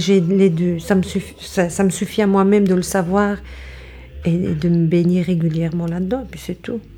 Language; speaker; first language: French; early bilingual, other home language; Italian